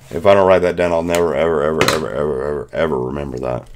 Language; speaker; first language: English; native; English